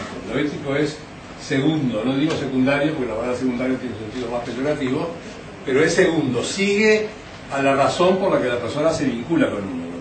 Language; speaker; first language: Spanish; native; Spanish